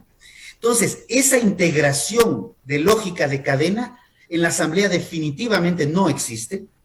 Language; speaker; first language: Spanish; native; Spanish